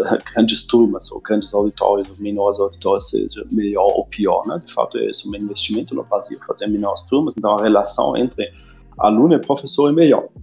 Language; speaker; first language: Portuguese; non-native, fluent; German